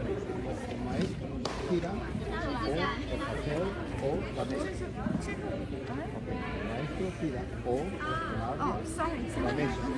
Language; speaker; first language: Spanish; non-native, learner; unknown